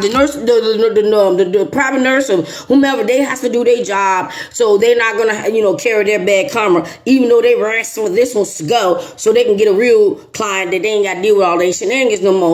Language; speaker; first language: English; native; English